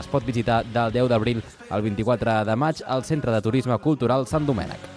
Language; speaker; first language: Catalan; native; Catalan